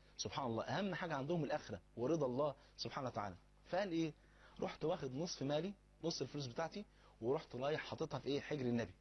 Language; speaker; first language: Egyptian Arabic; native; Egyptian Arabic